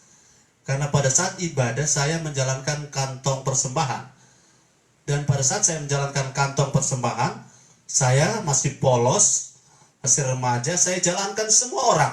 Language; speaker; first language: Indonesian; native; Indonesian